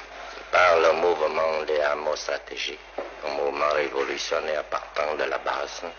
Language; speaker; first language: French; non-native, local second language; Vietnamese